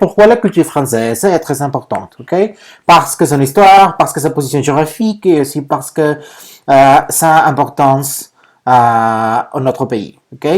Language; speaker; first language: French; non-native, learner; Spanish